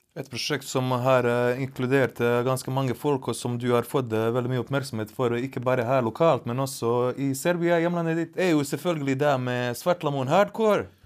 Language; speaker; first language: Norwegian; native; Norwegian